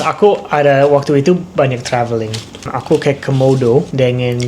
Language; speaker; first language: Indonesian; non-native, fluent; English